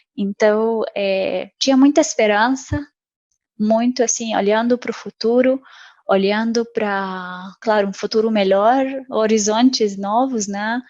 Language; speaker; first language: Portuguese; non-native, fluent; Arabic